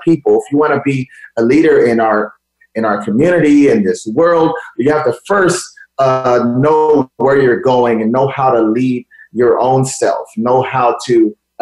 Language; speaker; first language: English; native; English